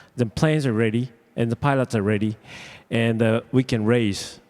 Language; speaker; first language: English; non-native, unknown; Japanese